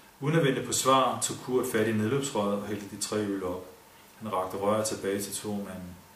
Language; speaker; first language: Danish; native; Danish